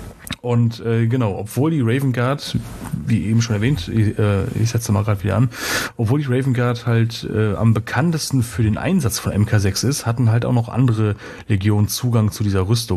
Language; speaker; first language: German; native; German